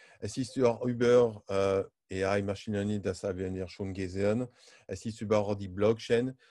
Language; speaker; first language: German; non-native, learner; French